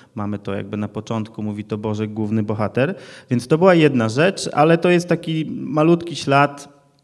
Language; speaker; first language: Polish; native; Polish